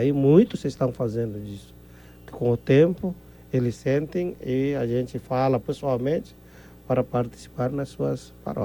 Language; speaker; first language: Portuguese; non-native, fluent; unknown